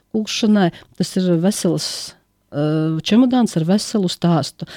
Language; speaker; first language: Latvian; native; Latvian